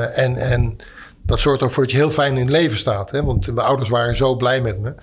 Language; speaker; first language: Dutch; native; Dutch